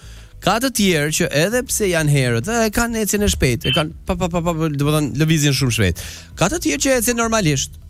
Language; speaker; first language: Albanian; native; Albanian